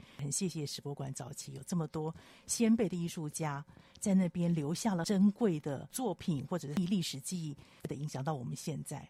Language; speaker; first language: Chinese; native; Chinese